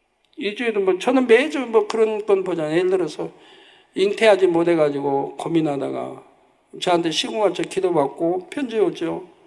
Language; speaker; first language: Korean; native; Korean